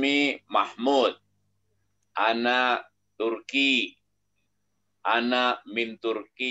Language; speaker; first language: Arabic; non-native, learner; Indonesian